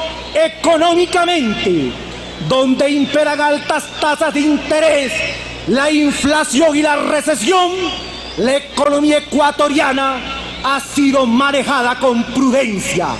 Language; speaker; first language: Spanish; native; Spanish